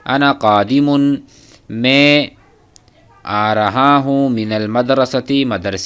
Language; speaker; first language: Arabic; non-native, fluent; Urdu